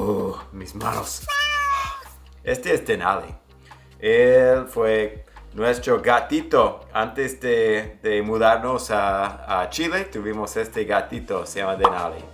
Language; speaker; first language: Spanish; non-native, fluent; English